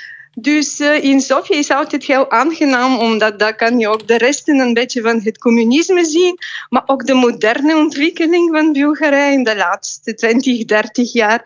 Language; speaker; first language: Dutch; non-native, fluent; Bulgarian